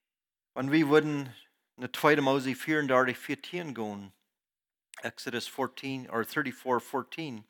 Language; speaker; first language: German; non-native, learner; Plautdietsch